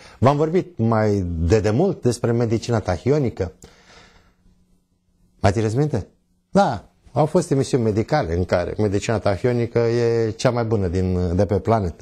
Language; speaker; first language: Romanian; native; Romanian